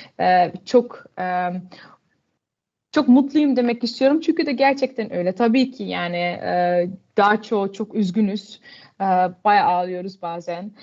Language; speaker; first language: Turkish; early bilingual, heritage; Turkish